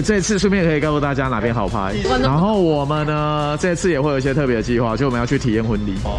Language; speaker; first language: Chinese; native; Chinese